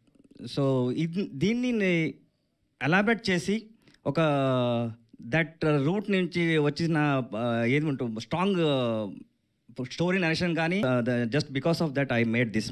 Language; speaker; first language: Telugu; non-native, learner; Kannada